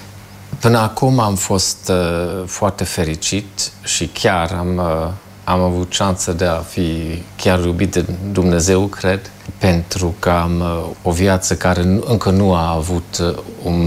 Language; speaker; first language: Romanian; non-native, fluent; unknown